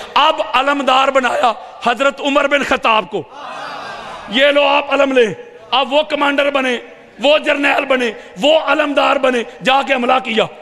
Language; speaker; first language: Urdu; non-native, local second language; Punjabi